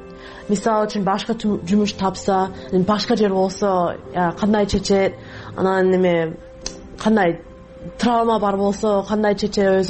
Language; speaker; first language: Kyrgyz; non-native, fluent; English